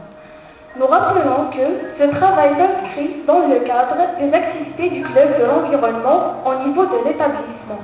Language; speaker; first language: French; non-native, local second language; Arabic